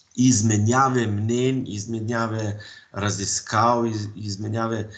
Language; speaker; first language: Slovenian; native; Slovenian